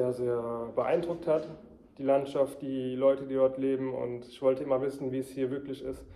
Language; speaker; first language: German; early bilingual, heritage; German